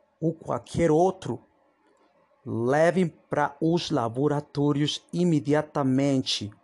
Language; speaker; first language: Portuguese; non-native, fluent; Spanish